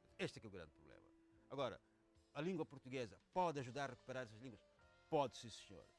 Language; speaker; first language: Portuguese; non-native, local second language; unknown